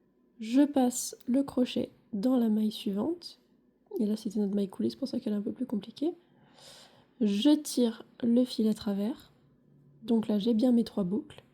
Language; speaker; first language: French; native; French